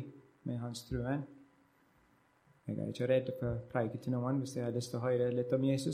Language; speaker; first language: Norwegian; non-native, learner; English